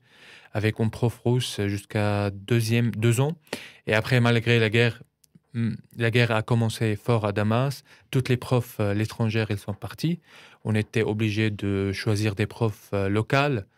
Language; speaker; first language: French; non-native, fluent; Arabic